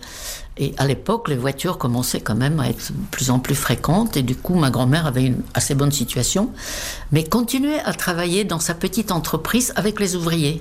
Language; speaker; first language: French; non-native, fluent; Czech